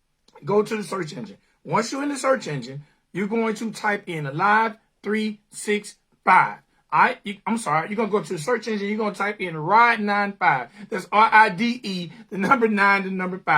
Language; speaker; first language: English; native; English